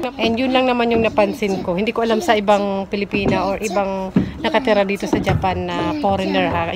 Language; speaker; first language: Filipino; native; Filipino